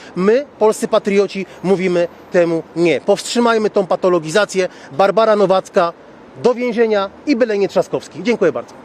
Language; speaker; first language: Polish; native; Polish